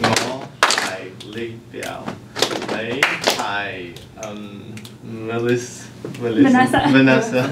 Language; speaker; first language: Cantonese; non-native, learner; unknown